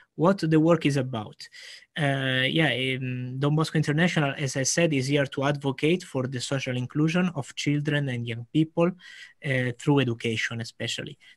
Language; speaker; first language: English; non-native, fluent; Italian